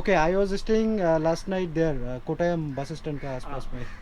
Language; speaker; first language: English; non-native, learner; Bangla